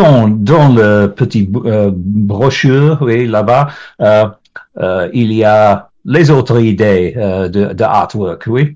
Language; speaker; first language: French; non-native, learner; English